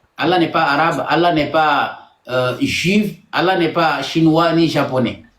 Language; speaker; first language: French; non-native, local second language; Bambara